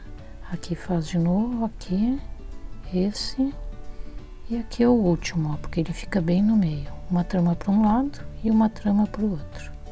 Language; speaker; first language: Portuguese; native; Portuguese